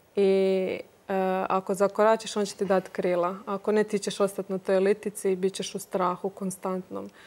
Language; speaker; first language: Croatian; native; Croatian